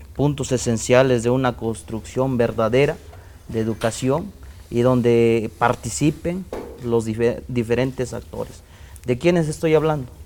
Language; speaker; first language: Spanish; non-native, local second language; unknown